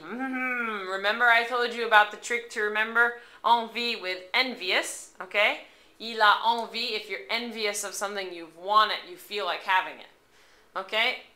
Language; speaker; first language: English; native; English